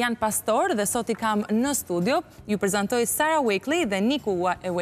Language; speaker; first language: Albanian; native; Albanian